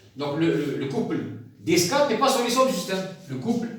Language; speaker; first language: French; non-native, local second language; Arabic